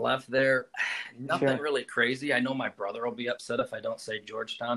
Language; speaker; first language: English; native; English